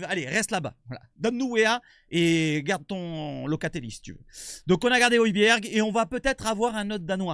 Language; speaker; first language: French; native; French